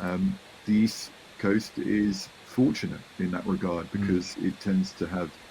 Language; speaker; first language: English; native; English